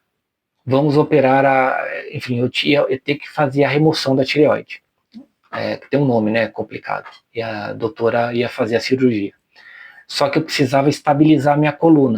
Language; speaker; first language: Portuguese; native; Portuguese